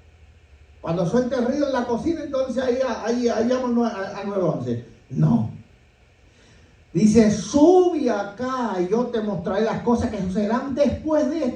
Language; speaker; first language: Spanish; native; Spanish